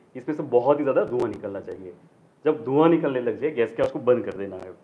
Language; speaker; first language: Hindi; non-native, local second language; Gujarati